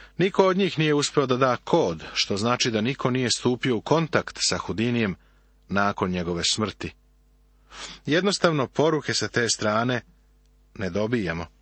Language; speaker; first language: Serbian; native; Serbian